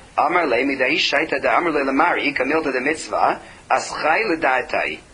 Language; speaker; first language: Hebrew; non-native, fluent; English